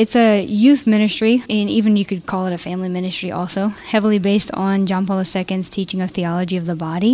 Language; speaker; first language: English; native; English